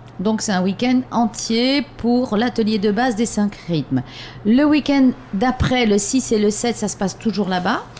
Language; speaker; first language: French; native; French